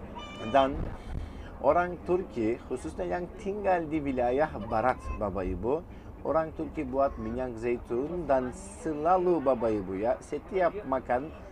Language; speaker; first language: Indonesian; non-native, fluent; Turkish